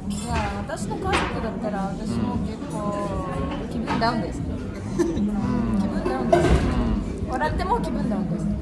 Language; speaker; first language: Japanese; non-native, fluent; Russian